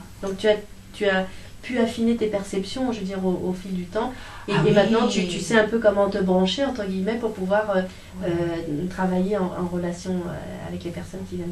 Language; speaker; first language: French; native; French